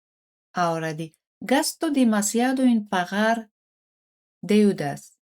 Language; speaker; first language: Spanish; non-native, fluent; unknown